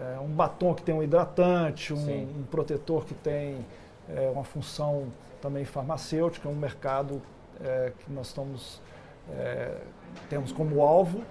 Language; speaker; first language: Portuguese; native; Portuguese